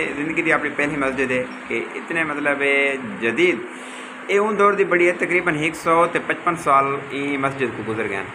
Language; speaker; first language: Urdu; non-native, local second language; Saraiki